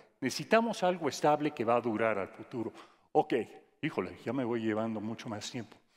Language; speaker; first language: Spanish; non-native, fluent; English